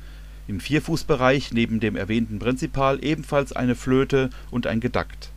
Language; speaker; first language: German; native; German